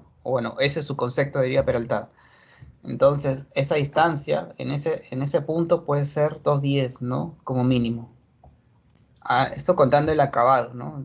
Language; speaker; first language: Spanish; native; Spanish